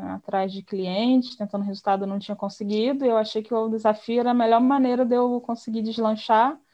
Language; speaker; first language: Portuguese; native; Portuguese